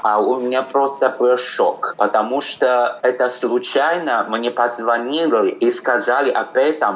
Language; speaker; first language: Russian; non-native, fluent; Chinese